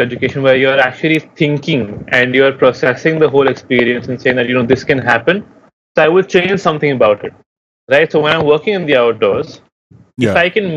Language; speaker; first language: English; non-native, local second language; Hindi